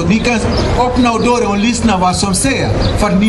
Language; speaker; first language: Swedish; non-native, fluent; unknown